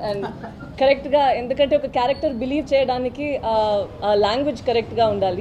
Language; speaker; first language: Telugu; non-native, learner; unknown